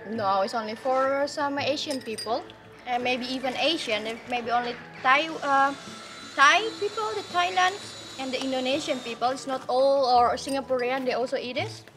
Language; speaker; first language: English; non-native, fluent; Indonesian